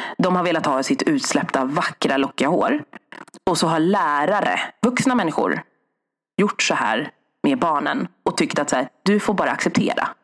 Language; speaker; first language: Swedish; early bilingual, other home language; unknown